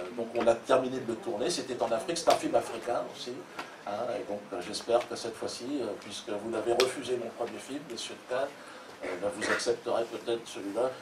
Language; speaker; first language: French; native; French